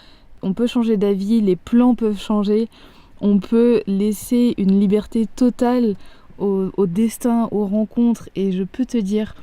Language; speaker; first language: French; native; French